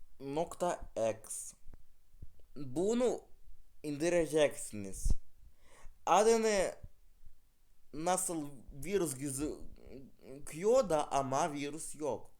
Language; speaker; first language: Turkish; non-native, learner; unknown